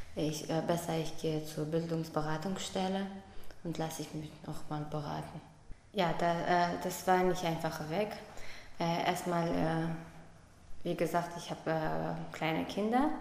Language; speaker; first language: German; non-native, learner; Armenian